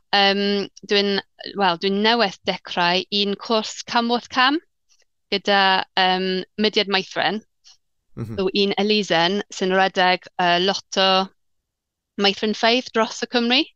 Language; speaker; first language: Welsh; non-native, learner; English